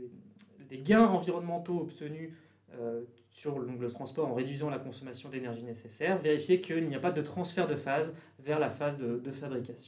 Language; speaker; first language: French; native; French